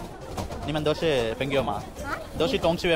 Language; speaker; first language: Chinese; non-native, learner; Tamil